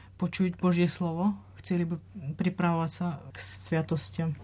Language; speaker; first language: Slovak; non-native, fluent; Russian